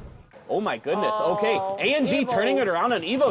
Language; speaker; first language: English; native; English